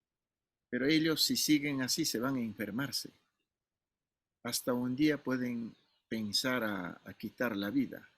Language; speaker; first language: Spanish; non-native, fluent; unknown